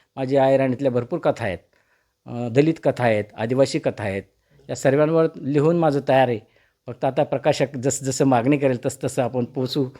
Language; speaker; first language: Marathi; native; Marathi